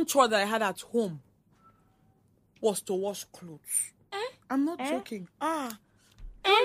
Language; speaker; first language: English; non-native, local second language; Igbo